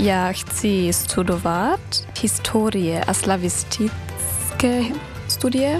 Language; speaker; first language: Czech; non-native, learner; German